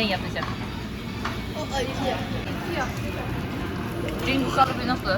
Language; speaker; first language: Turkish; non-native, learner; Japanese